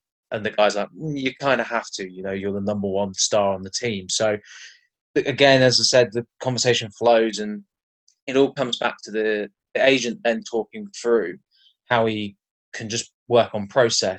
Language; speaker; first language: English; native; English